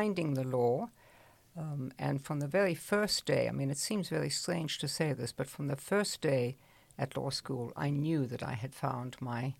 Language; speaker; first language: English; native; English